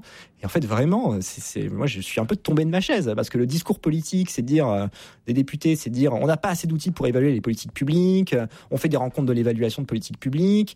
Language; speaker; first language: French; native; French